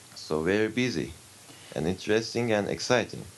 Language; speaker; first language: English; non-native, fluent; Turkish